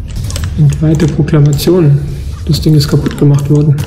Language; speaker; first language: German; native; German